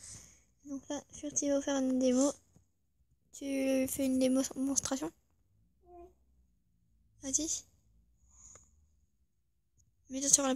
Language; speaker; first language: French; native; French